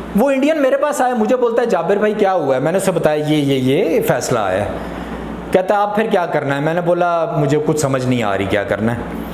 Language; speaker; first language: Urdu; non-native, local second language; Punjabi